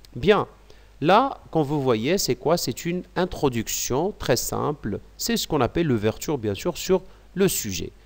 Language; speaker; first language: French; non-native, local second language; Arabic